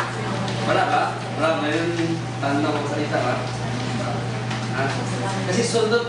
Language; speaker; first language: Filipino; non-native, learner; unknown